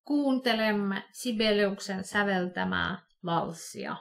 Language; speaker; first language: Finnish; non-native, fluent; Russian